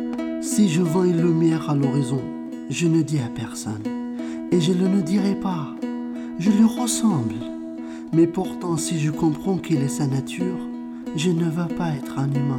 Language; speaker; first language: French; early bilingual, other home language; Kurdish